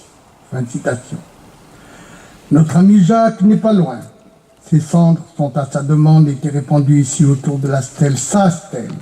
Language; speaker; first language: French; native; French